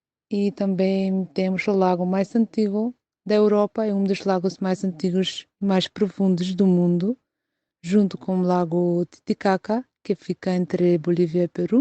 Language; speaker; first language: Portuguese; non-native, fluent; Macedonian